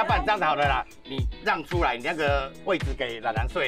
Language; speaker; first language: Chinese; native; Chinese